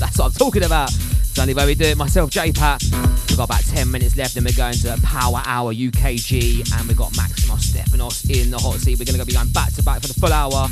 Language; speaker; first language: English; native; English